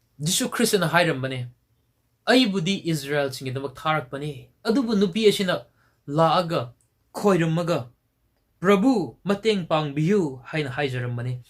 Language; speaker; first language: Manipuri; non-native, local second language; Tangkhul Naga (India)